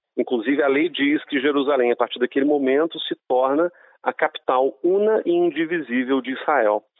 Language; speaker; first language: Portuguese; non-native, fluent; Hebrew